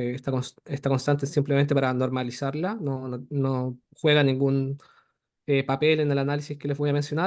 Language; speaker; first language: Spanish; native; Spanish